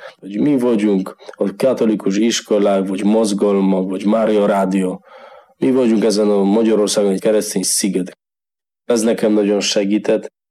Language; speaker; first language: Hungarian; non-native, fluent; Polish